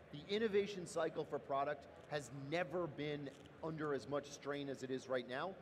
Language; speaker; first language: English; native; English